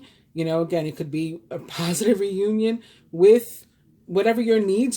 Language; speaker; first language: English; native; English